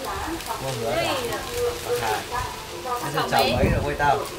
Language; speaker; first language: Chinese; non-native, learner; Vietnamese